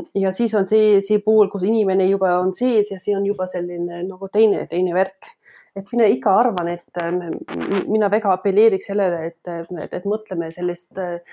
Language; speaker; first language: Estonian; non-native, fluent; German